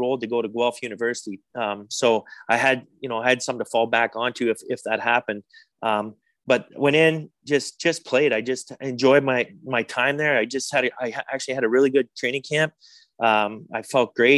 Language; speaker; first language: English; native; English